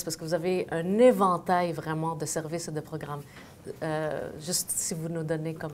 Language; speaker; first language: French; native; French